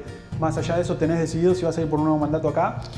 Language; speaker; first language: Spanish; native; Spanish